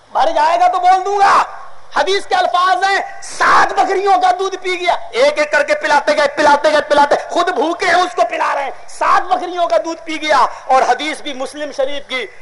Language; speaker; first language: Urdu; native; Urdu